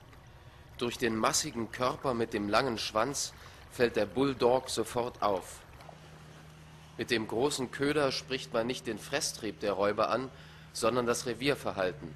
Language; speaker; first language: German; native; German